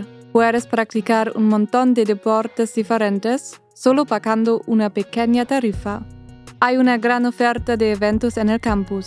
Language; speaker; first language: Spanish; non-native, fluent; German